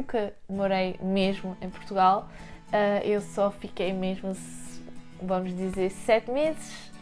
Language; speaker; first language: Portuguese; early bilingual, heritage; French